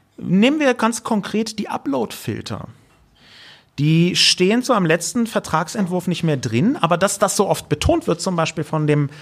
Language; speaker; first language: German; native; German